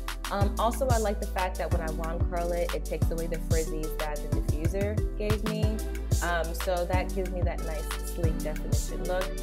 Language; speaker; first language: English; native; English